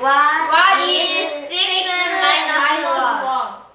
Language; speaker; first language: English; non-native, learner; Korean